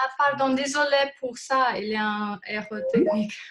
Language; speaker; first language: French; non-native, learner; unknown